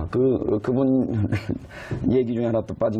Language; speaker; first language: Korean; native; Korean